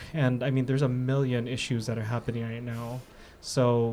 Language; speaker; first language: English; native; English